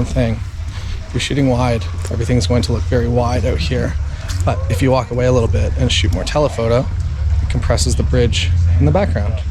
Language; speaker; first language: English; native; English